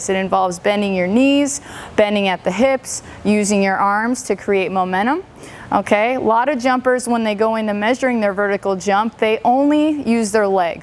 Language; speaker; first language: English; native; English